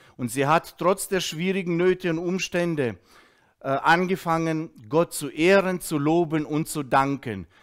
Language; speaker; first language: German; early bilingual, heritage; Russian